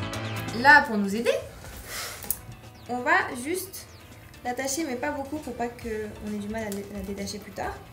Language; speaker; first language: French; native; French